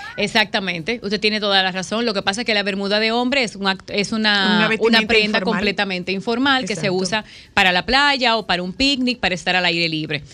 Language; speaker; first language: Spanish; native; Spanish